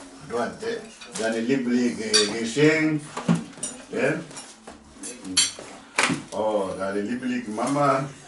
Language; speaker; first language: German; non-native, learner; Portuguese